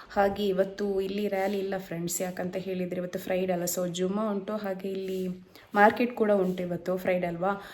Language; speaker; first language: Kannada; non-native, local second language; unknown